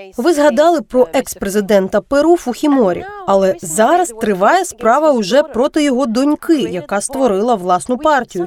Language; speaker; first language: Ukrainian; native; Ukrainian